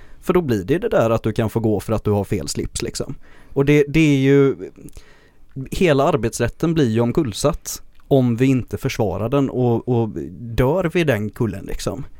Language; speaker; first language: Swedish; native; Swedish